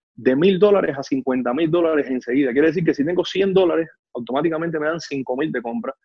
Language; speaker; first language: Spanish; native; Spanish